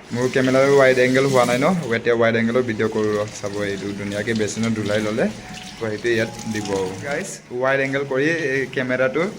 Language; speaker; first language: Assamese; non-native, local second language; Bodo